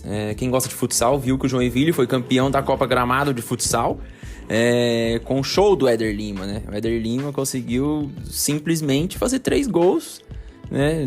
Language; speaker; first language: Portuguese; native; Portuguese